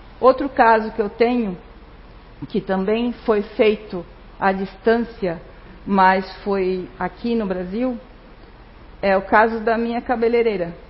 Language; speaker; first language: Portuguese; non-native, fluent; Spanish